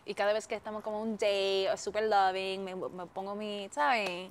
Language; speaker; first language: Spanish; non-native, fluent; English